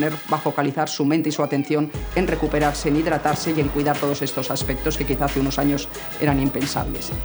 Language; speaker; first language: Spanish; native; Spanish